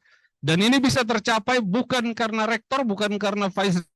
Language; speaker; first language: Indonesian; native; Indonesian